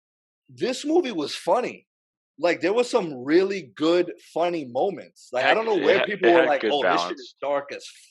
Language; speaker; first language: English; native; English